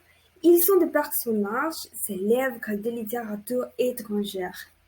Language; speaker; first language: French; non-native, learner; Spanish